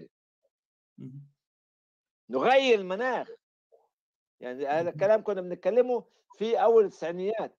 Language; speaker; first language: Arabic; native; Arabic